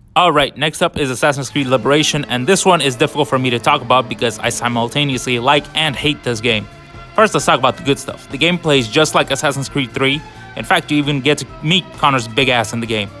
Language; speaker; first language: English; native; English